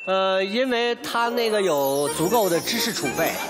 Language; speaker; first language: Chinese; native; Chinese